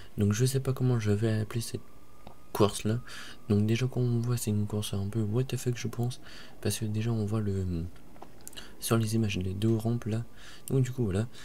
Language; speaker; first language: French; native; French